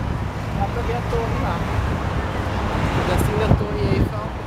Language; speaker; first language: Portuguese; native; Portuguese